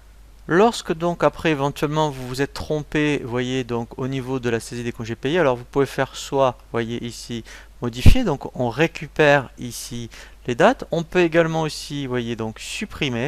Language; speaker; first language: French; native; French